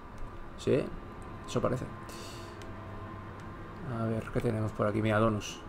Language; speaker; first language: Spanish; native; Spanish